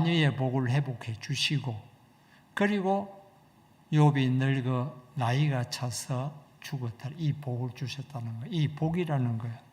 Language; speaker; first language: Korean; native; Korean